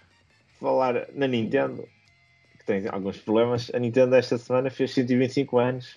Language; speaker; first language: Portuguese; native; Portuguese